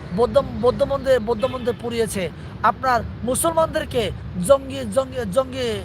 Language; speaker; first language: Bangla; non-native, local second language; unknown